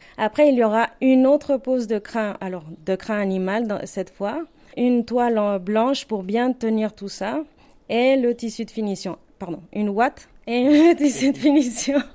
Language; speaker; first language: French; non-native, fluent; Spanish